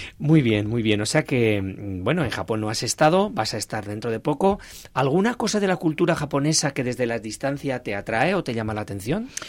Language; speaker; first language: Spanish; native; Spanish